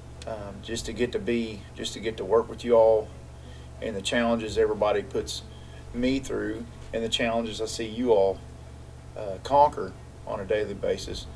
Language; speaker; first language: English; native; English